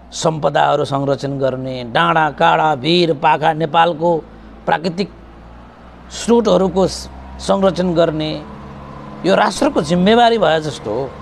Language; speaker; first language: Nepali; native; Nepali